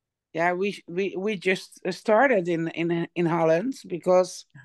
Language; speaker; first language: English; non-native, learner; Dutch